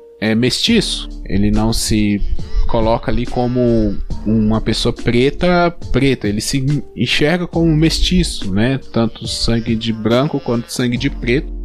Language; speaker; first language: Portuguese; native; Portuguese